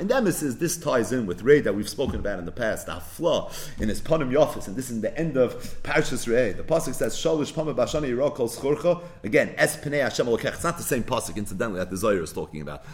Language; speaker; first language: English; native; English